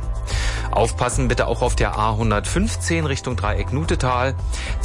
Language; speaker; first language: German; native; German